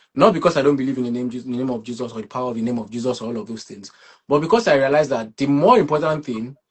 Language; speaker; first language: English; non-native, local second language; Yoruba